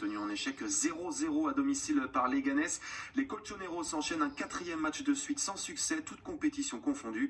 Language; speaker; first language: French; native; French